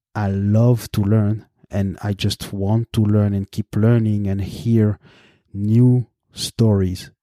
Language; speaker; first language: English; non-native, fluent; French